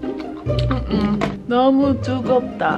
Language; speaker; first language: Korean; non-native, fluent; English